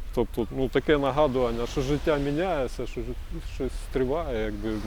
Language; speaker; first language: Ukrainian; native; Ukrainian